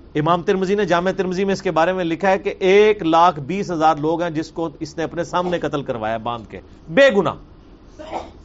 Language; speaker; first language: Urdu; non-native, local second language; Punjabi